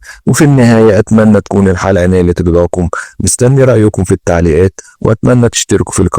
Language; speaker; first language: Arabic; native; Arabic